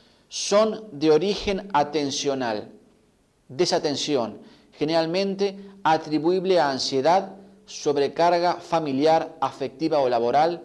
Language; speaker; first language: Spanish; native; Spanish